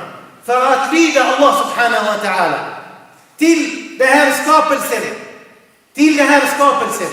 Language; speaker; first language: Swedish; non-native, fluent; Arabic